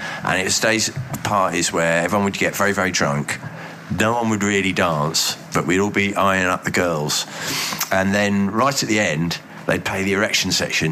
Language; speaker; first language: English; native; English